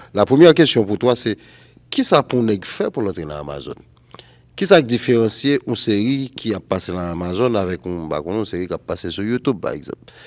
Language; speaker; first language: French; non-native, local second language; Haitian Creole